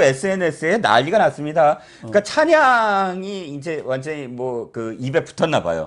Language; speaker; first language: Korean; native; Korean